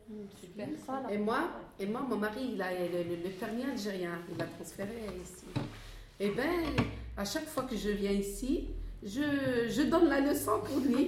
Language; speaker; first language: French; non-native, fluent; Arabic